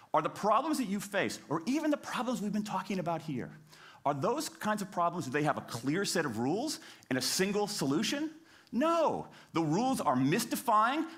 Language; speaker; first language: English; native; English